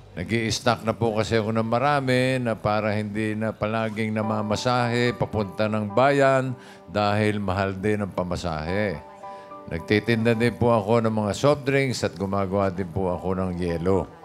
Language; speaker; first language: Filipino; native; Filipino